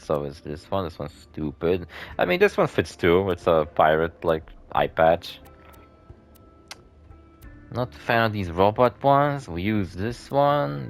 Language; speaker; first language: English; non-native, fluent; Polish